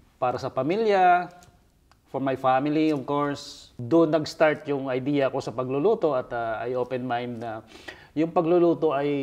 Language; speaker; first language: Filipino; non-native, local second language; Hiligaynon